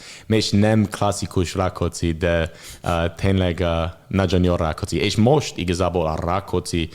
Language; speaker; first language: Hungarian; non-native, learner; English